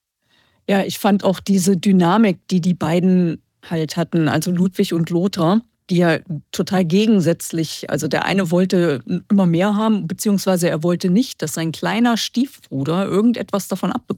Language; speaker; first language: German; native; German